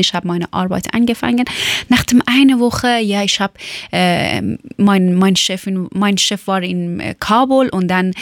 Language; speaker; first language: German; non-native, learner; Persian